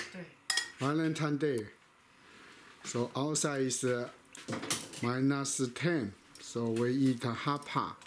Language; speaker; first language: English; non-native, learner; Chinese